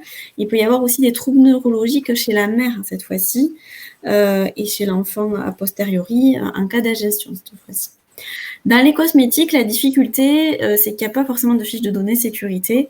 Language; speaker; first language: French; native; French